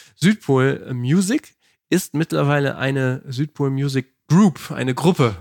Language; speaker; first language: German; native; German